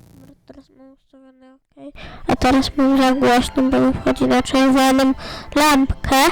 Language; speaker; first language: Polish; native; Polish